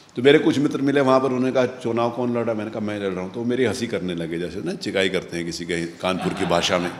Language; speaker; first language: Hindi; native; Hindi